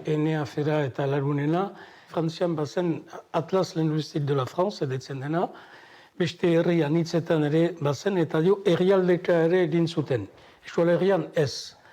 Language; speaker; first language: Basque; native; Basque